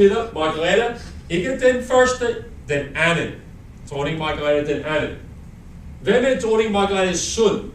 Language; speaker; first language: Danish; non-native, learner; English